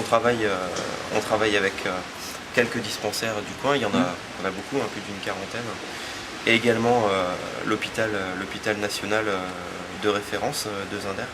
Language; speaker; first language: French; native; French